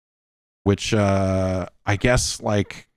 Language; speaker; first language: English; native; English